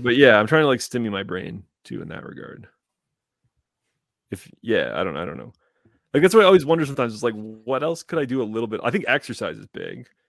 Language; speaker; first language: English; native; English